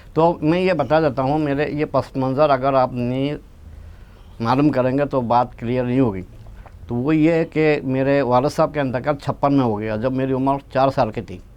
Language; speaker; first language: Urdu; non-native, local second language; Bangla